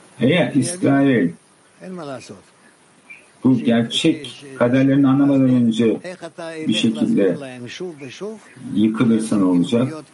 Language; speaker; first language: Turkish; native; Turkish